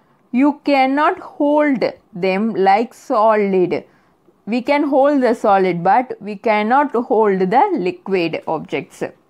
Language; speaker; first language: English; non-native, local second language; Tamil